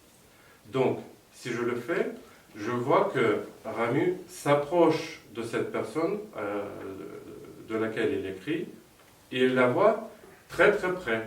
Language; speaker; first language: French; non-native, fluent; Russian